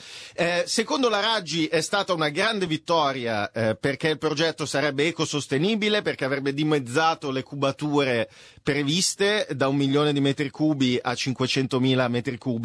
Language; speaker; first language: Italian; native; Italian